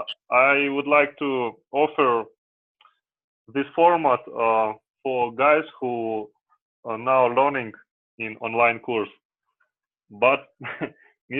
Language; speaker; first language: English; non-native, learner; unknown